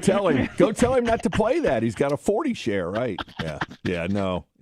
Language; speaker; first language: English; native; English